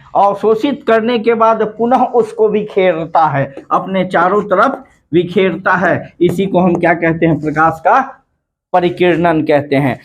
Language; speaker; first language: Hindi; native; Hindi